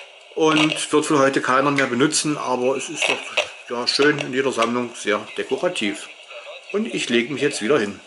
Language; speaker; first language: German; native; German